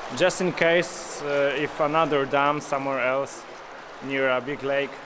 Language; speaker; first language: English; non-native, fluent; Polish